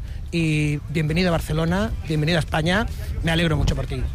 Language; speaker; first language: Spanish; native; Spanish